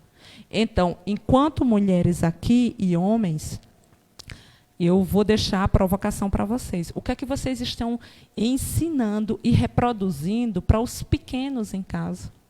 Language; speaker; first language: Portuguese; native; Portuguese